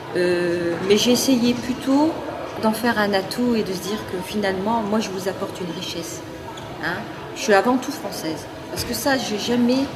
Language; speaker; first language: French; early bilingual, other home language; Arabic